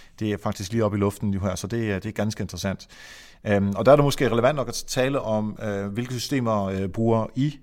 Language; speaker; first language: Danish; non-native, fluent; Dutch